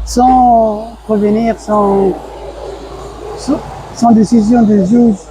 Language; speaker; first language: French; non-native, learner; Arabic